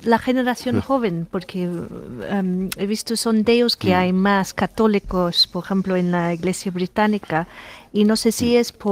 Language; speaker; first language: Spanish; non-native, fluent; English